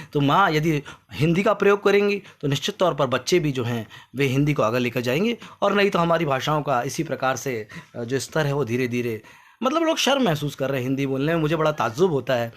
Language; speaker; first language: Hindi; native; Hindi